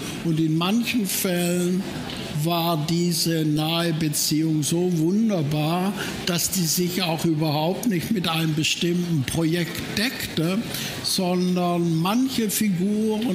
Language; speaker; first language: German; native; German